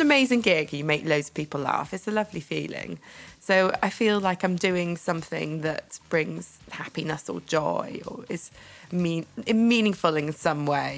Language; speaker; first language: English; native; English